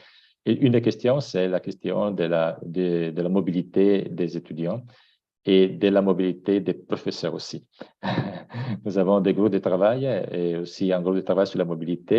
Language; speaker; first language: French; non-native, fluent; Italian